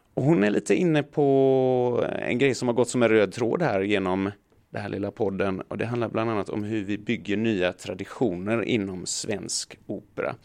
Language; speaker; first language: Swedish; native; Swedish